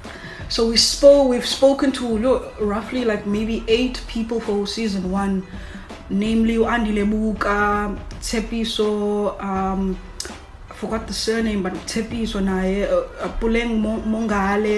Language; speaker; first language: English; non-native, local second language; Xhosa